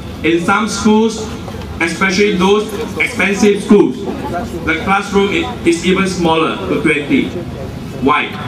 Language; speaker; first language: English; non-native, local second language; Chinese